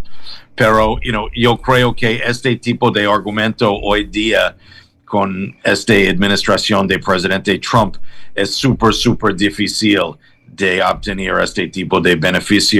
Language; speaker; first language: Spanish; non-native, learner; English